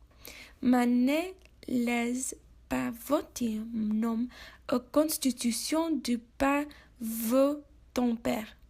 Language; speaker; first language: French; non-native, learner; English